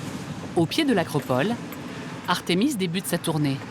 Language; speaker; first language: French; native; French